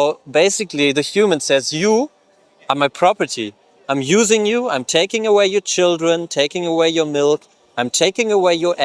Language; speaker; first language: English; non-native, fluent; German